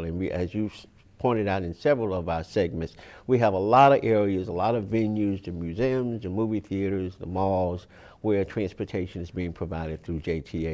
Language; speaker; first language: English; native; English